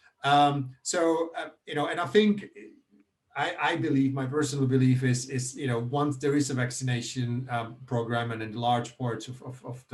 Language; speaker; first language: English; non-native, fluent; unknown